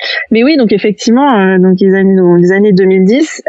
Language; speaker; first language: French; native; French